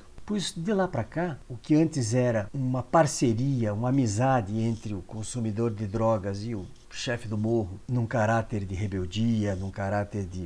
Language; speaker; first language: Portuguese; native; Portuguese